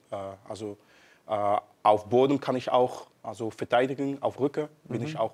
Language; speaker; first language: German; non-native, learner; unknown